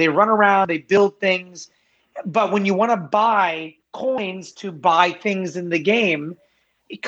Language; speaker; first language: English; native; English